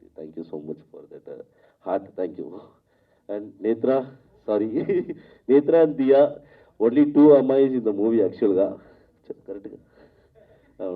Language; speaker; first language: Telugu; non-native, fluent; Tamil